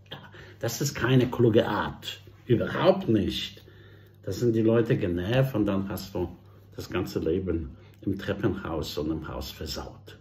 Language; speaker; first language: German; non-native, fluent; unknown